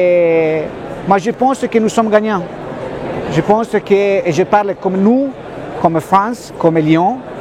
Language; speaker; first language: French; non-native, fluent; Italian